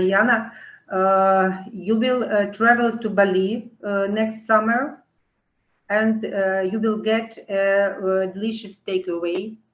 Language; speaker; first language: English; non-native, learner; Ukrainian